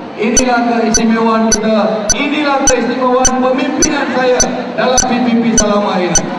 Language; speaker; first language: Malay; non-native, local second language; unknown